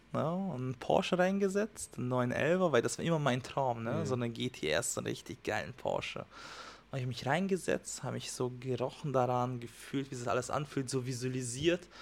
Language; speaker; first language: German; non-native, fluent; Hungarian